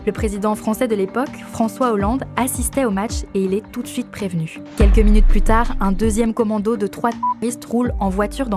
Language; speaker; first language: French; native; French